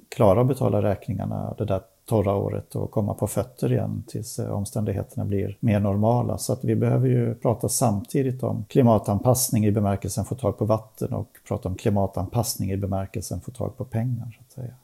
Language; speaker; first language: Swedish; native; Swedish